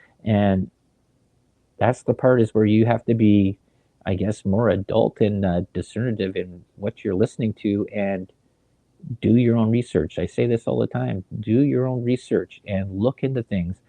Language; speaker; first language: English; native; English